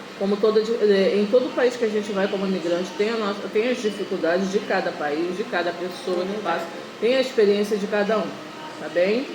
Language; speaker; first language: Portuguese; native; Portuguese